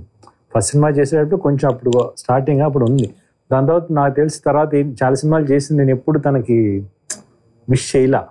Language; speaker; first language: Telugu; native; Telugu